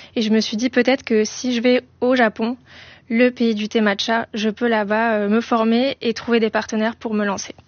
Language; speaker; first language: French; native; French